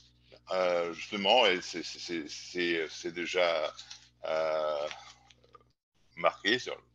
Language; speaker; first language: French; non-native, fluent; Portuguese